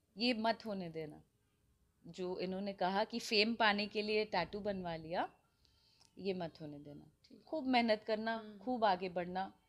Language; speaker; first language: Hindi; native; Hindi